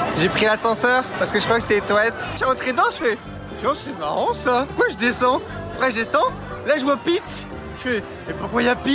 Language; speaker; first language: French; native; French